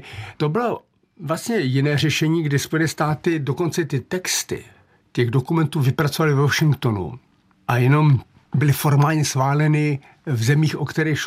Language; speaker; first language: Czech; native; Czech